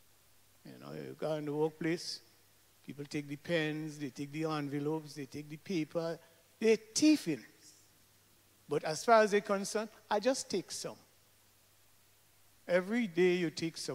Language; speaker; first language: English; native; English